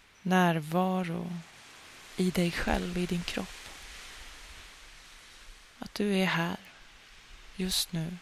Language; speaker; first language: Swedish; native; Swedish